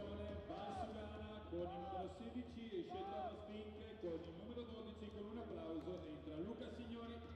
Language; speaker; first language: Italian; native; Italian